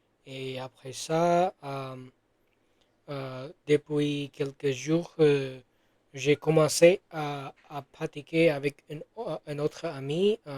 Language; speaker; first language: French; non-native, learner; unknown